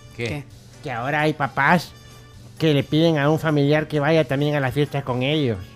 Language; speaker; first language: Spanish; native; Spanish